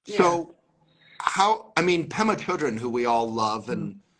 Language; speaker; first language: English; native; English